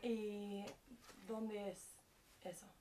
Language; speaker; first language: Spanish; non-native, learner; English